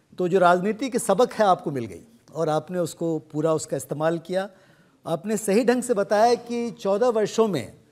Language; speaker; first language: Hindi; native; Hindi